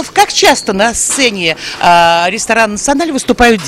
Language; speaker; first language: Russian; native; Russian